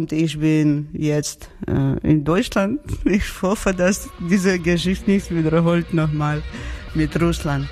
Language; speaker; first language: German; non-native, learner; Georgian